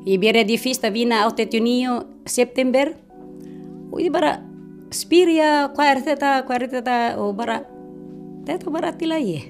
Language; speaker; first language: Icelandic; non-native, learner; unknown